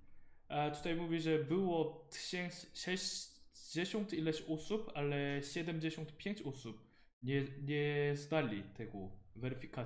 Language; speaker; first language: Polish; non-native, learner; Korean